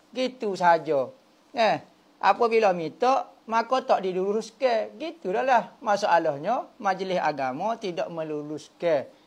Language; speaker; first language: Malay; native; Malay